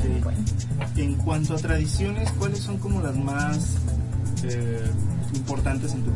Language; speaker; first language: Spanish; non-native, learner; Hungarian